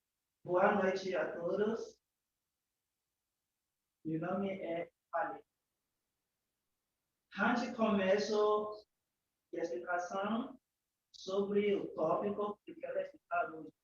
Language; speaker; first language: Portuguese; non-native, learner; Yoruba